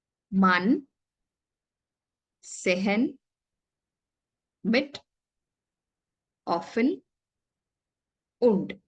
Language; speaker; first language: German; non-native, fluent; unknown